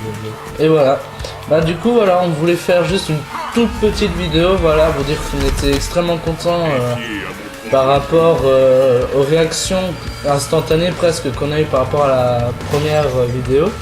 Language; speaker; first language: French; native; French